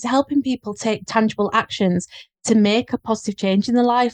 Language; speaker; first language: English; native; English